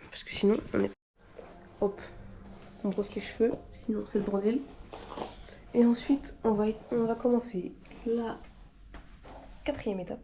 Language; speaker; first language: French; native; French